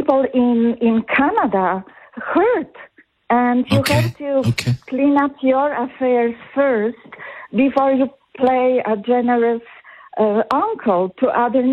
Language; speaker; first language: English; non-native, fluent; Polish